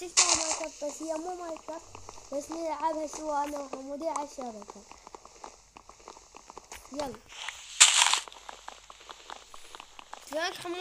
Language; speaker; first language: Arabic; early bilingual, heritage; Arabic